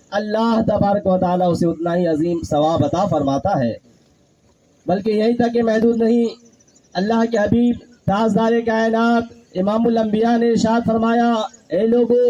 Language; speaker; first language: Urdu; native; Urdu